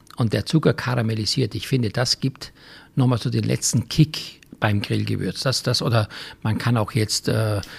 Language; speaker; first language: German; native; German